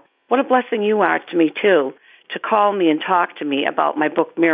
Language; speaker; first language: English; native; English